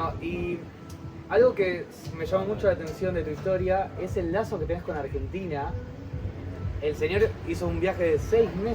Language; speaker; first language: Spanish; native; Spanish